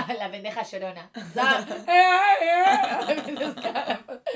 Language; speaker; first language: Spanish; native; Spanish